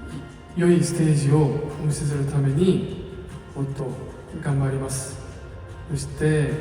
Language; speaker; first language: Japanese; non-native, learner; Korean